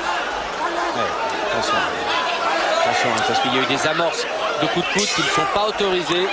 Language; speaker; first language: French; native; French